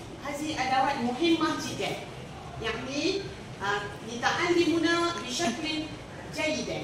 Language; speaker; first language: Arabic; non-native, learner; Malay